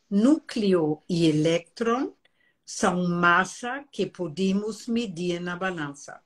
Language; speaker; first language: Portuguese; non-native, fluent; German